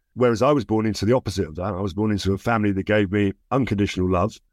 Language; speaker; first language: English; native; English